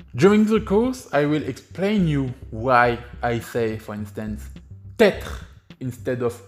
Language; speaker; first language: English; non-native, fluent; French